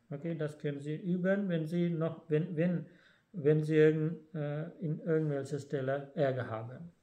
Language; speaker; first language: German; non-native, fluent; Sinhala